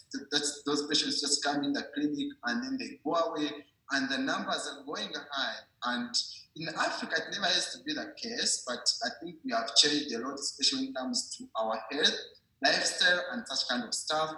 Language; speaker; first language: English; non-native, local second language; Ganda